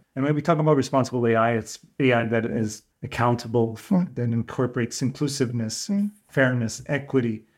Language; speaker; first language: English; non-native, fluent; Portuguese